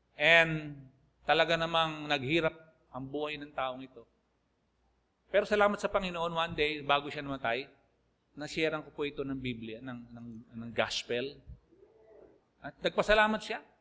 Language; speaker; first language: Filipino; non-native, local second language; Bikol